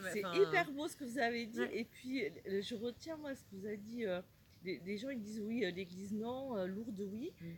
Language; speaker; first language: French; non-native, fluent; Spanish